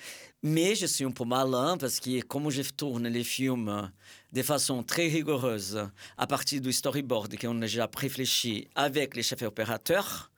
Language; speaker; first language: French; non-native, fluent; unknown